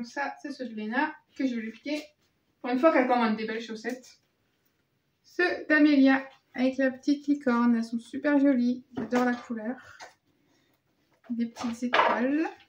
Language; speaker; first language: French; native; French